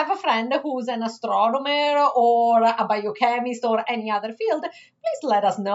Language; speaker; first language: English; non-native, fluent; Italian